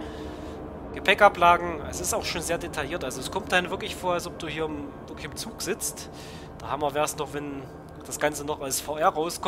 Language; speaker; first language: German; native; German